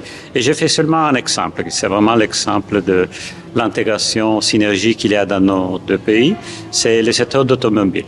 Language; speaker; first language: French; non-native, fluent; Italian